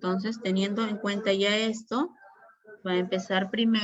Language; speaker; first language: Spanish; native; Spanish